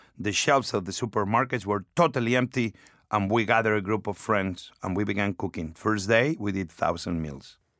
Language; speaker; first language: English; non-native, fluent; Spanish